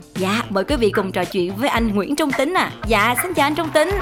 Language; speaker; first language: Vietnamese; native; Vietnamese